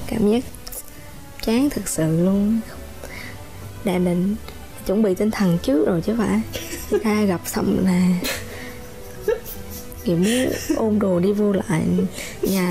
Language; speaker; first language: Vietnamese; native; Vietnamese